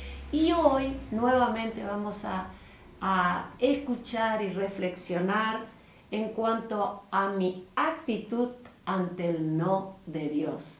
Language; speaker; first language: Spanish; native; Spanish